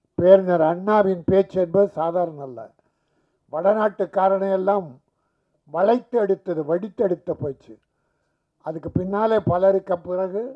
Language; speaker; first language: Tamil; native; Tamil